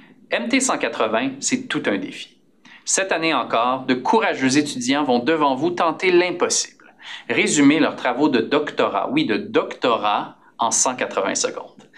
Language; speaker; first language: French; native; French